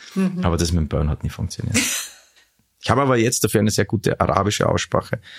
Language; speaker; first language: German; early bilingual, other home language; Arabic